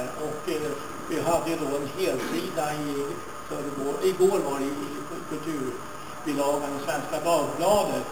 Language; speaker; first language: Swedish; native; Swedish